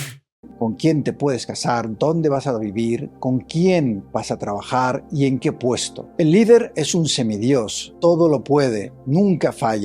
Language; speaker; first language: Spanish; native; Spanish